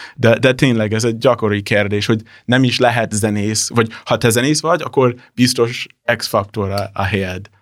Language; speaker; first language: Hungarian; non-native, fluent; English